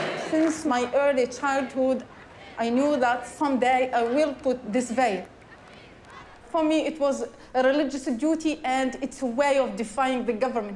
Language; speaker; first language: English; non-native, fluent; Arabic